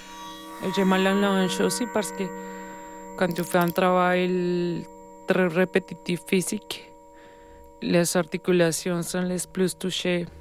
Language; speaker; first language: French; non-native, learner; Spanish